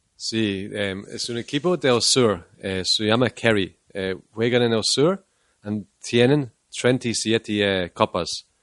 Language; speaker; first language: Spanish; non-native, learner; English